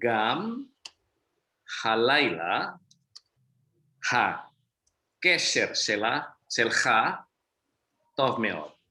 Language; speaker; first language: Hebrew; non-native, fluent; Indonesian